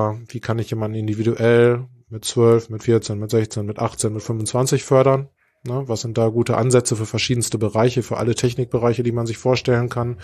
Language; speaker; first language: German; native; German